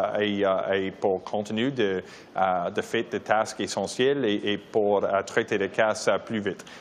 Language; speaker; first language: French; non-native, local second language; English